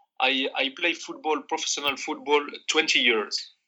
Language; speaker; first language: English; non-native, learner; Arabic